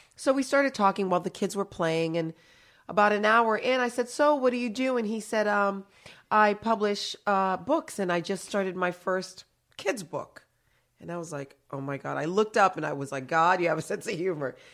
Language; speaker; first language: English; early bilingual, other home language; Haitian Creole